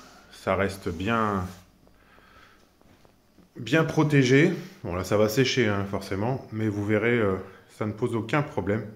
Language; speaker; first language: French; native; French